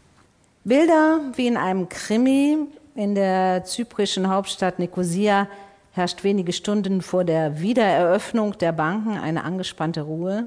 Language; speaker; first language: German; native; German